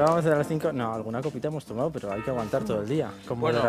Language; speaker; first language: Spanish; native; Spanish